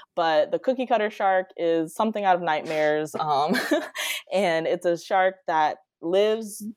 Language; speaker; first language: English; native; English